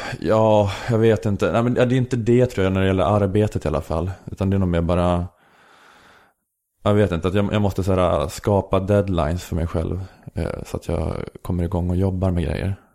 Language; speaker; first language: Swedish; native; Swedish